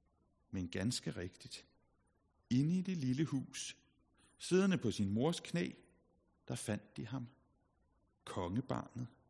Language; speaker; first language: Danish; native; Danish